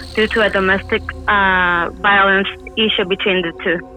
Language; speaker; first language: English; non-native, fluent; Spanish